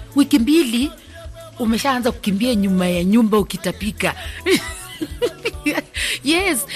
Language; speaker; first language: Swahili; non-native, local second language; Luyia